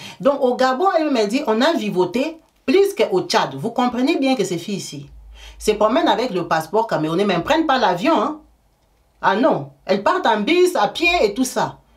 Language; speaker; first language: French; native; French